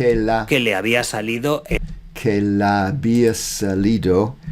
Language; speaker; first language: Spanish; non-native, learner; English